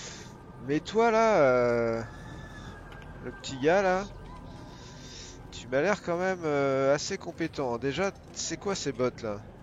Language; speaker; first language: French; native; French